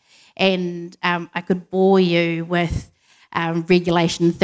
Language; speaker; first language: English; native; English